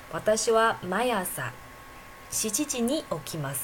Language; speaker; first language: Japanese; non-native, fluent; Chinese